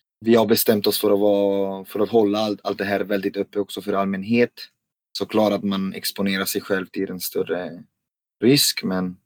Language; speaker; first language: Swedish; non-native, fluent; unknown